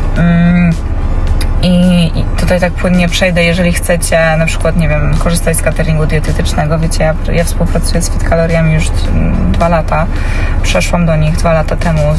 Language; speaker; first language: Polish; early bilingual, heritage; Polish